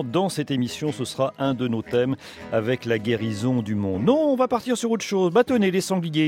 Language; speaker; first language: French; native; French